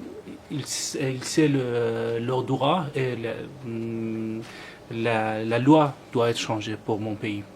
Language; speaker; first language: French; non-native, learner; Persian